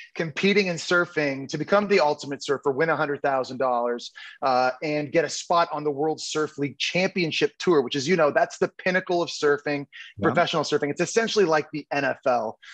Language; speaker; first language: English; native; English